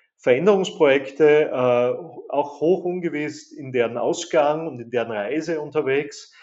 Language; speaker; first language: German; native; German